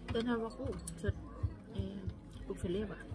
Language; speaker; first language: Swedish; early bilingual, other home language; Thai